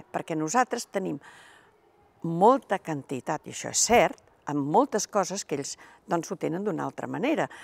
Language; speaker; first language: Catalan; native; Catalan